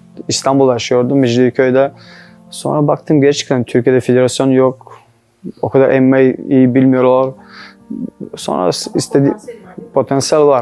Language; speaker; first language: Turkish; non-native, learner; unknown